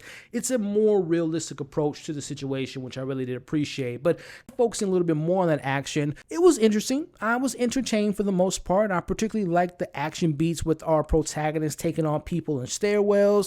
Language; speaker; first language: English; native; English